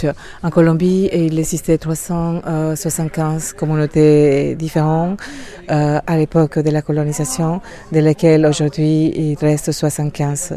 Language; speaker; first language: French; non-native, fluent; Spanish